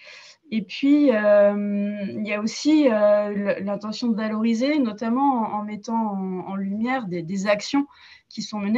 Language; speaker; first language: French; native; French